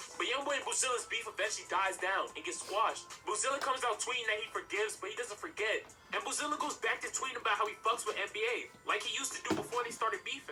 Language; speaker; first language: English; native; English